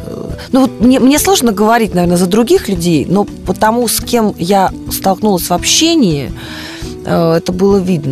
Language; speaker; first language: Russian; native; Russian